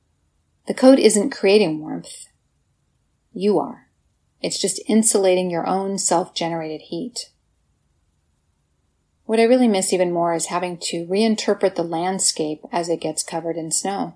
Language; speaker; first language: English; native; English